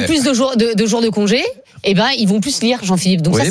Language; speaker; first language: French; native; French